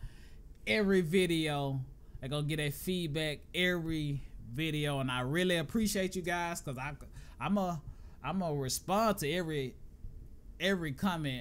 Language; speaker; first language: English; native; English